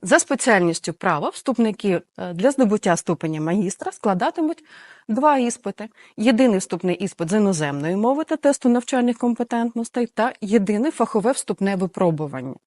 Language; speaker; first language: Ukrainian; native; Ukrainian